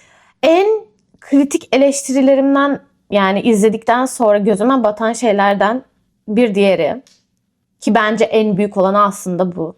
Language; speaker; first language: Turkish; native; Turkish